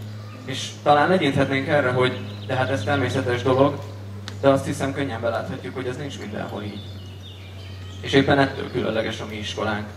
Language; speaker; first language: Hungarian; native; Hungarian